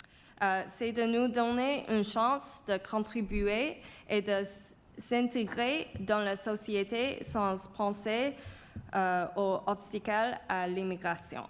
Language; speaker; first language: French; non-native, fluent; Chinese